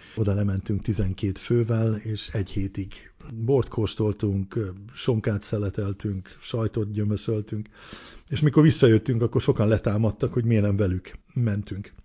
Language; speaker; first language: Hungarian; early bilingual, heritage; Hungarian